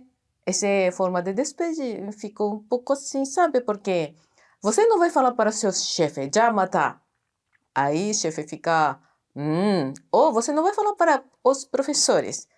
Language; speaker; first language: Portuguese; non-native, fluent; Japanese